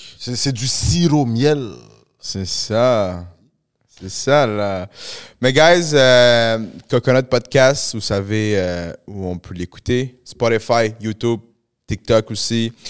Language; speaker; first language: French; early bilingual, other home language; Spanish